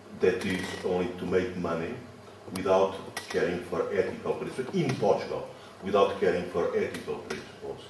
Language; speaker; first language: English; non-native, fluent; Portuguese